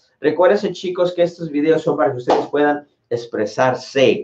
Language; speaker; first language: Spanish; native; Spanish